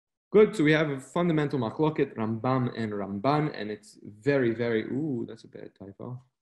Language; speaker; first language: English; native; English